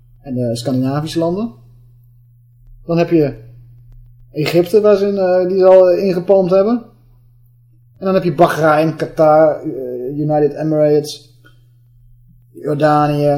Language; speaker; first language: Dutch; native; Dutch